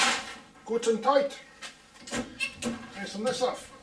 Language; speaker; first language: English; native; English